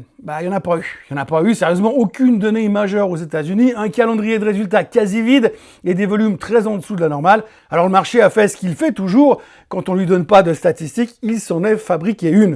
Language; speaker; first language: French; native; French